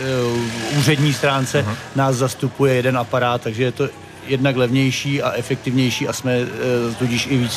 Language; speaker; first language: Czech; native; Czech